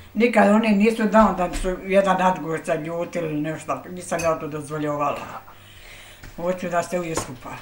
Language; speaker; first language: Bosnian; native; Bosnian